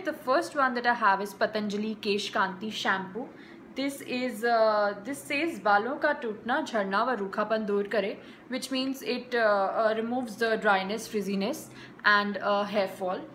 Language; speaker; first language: English; non-native, local second language; Hindi